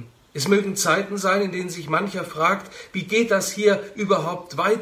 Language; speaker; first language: German; native; German